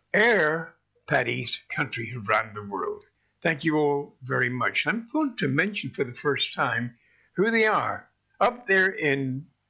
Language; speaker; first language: English; native; English